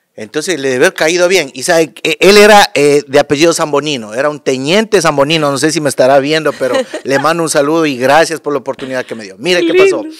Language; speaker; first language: Spanish; native; Spanish